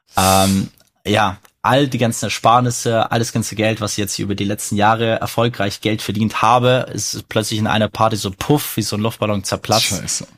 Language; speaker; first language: German; early bilingual, other home language; Russian